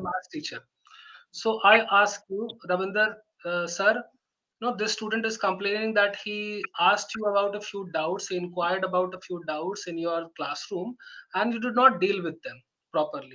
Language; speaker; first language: English; non-native, local second language; Hindi